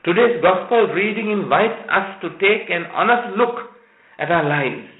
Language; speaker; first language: English; non-native, local second language; Sinhala